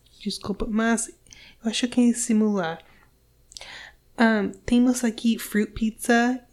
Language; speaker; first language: Portuguese; non-native, learner; English